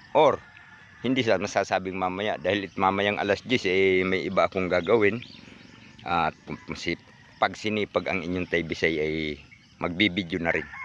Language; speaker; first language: Filipino; non-native, local second language; Cebuano